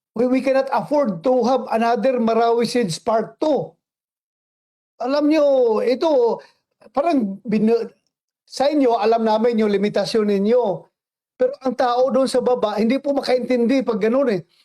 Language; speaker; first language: Filipino; non-native, local second language; Cebuano